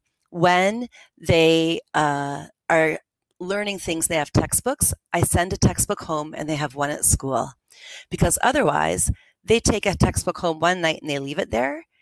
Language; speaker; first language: English; native; English